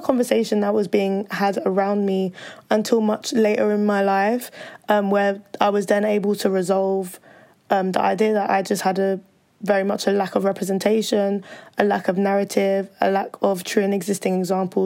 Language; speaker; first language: English; native; English